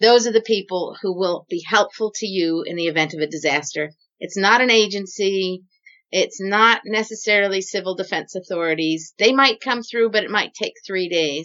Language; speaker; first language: English; native; English